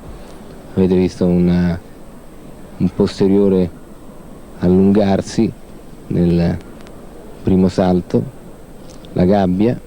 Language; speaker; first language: Italian; native; Italian